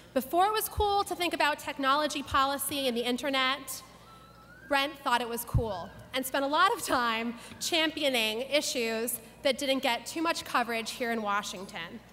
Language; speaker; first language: English; native; English